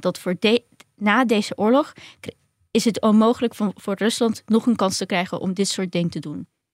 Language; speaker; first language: Dutch; early bilingual, other home language; Ukrainian